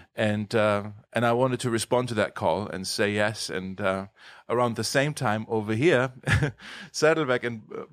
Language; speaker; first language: English; non-native, fluent; German